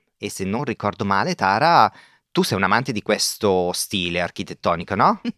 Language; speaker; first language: Italian; native; Italian